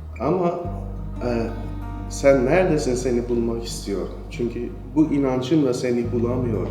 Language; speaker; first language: Turkish; non-native, fluent; Persian